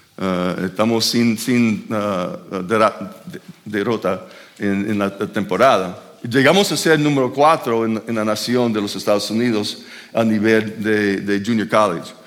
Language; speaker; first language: Spanish; non-native, fluent; English